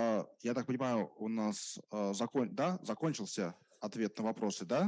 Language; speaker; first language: Russian; native; Russian